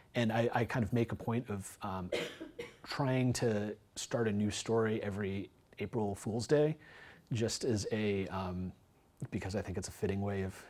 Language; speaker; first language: English; native; English